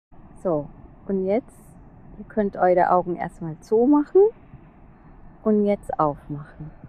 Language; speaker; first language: German; non-native, fluent; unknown